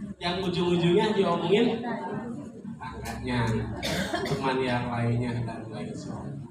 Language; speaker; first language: Indonesian; non-native, local second language; Sundanese